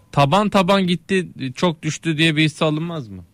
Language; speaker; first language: Turkish; native; Turkish